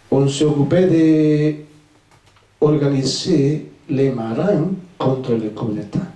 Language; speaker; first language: French; non-native, fluent; Spanish